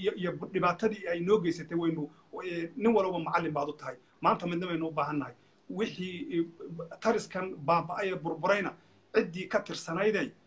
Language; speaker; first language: Somali; native; Somali